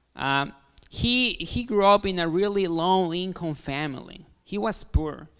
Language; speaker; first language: English; non-native, fluent; Spanish